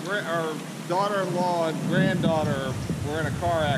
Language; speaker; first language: English; native; English